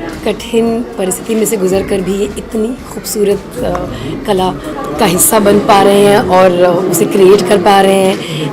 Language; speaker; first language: Hindi; native; Hindi